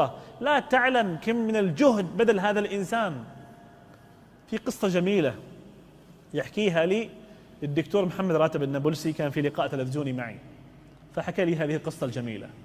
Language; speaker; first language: Arabic; native; Arabic